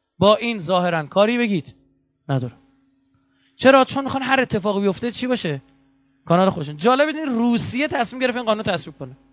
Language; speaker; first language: Persian; native; Persian